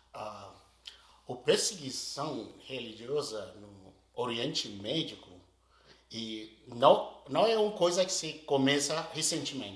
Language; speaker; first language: Portuguese; non-native, learner; Arabic